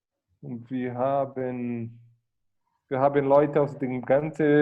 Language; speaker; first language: German; non-native, fluent; Portuguese